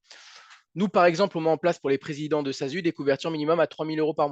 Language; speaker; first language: French; native; French